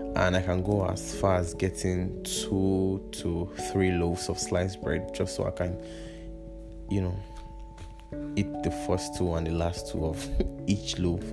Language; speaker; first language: English; non-native, local second language; Yoruba